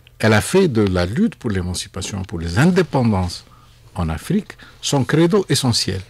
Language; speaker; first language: French; non-native, local second language; Arabic